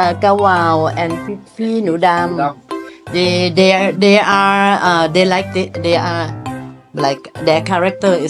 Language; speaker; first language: English; non-native, local second language; Thai